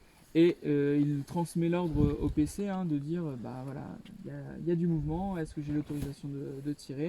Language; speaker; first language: French; native; French